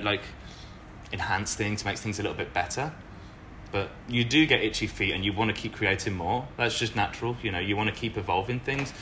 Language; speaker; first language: English; native; English